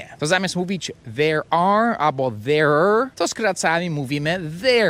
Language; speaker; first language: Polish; non-native, fluent; English